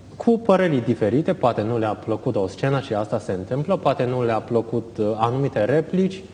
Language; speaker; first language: Romanian; non-native, fluent; Chinese